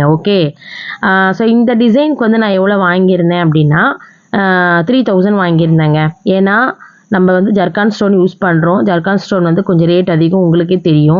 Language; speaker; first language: Tamil; native; Tamil